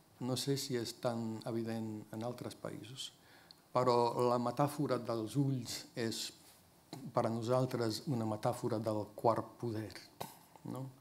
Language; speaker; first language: Catalan; non-native, fluent; English